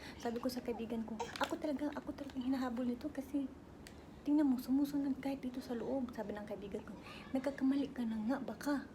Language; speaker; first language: Filipino; non-native, local second language; Cebuano